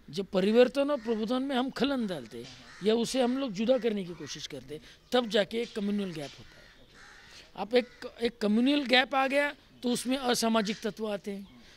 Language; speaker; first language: Hindi; non-native, local second language; Marathi